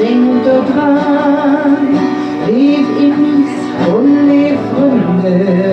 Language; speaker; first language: German; native; German